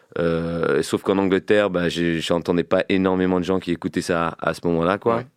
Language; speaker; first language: French; early bilingual, heritage; French